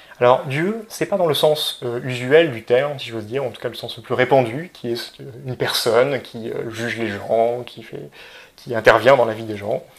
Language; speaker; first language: French; native; French